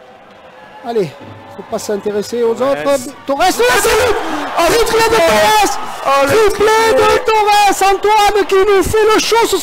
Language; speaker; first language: French; native; French